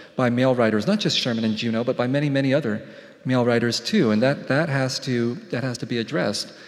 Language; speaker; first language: English; native; English